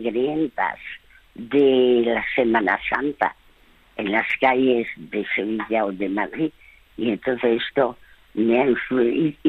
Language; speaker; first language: Spanish; early bilingual, other home language; French